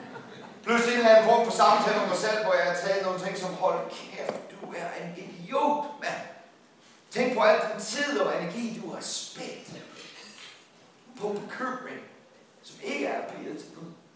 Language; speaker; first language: Danish; non-native, fluent; English